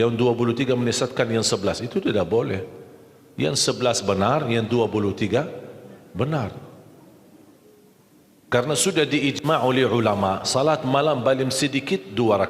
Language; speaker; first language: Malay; non-native, fluent; Arabic